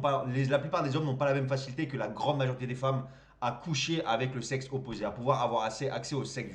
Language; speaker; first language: French; native; French